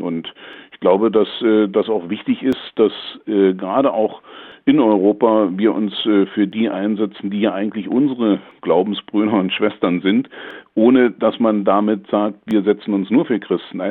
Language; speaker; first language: German; native; German